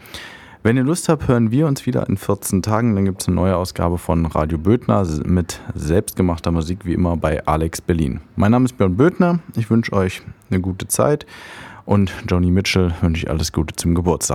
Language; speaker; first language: German; native; German